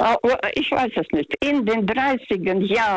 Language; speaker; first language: German; non-native, fluent; Russian